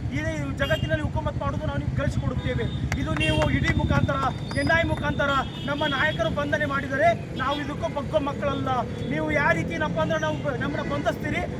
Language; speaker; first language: Kannada; non-native, local second language; Urdu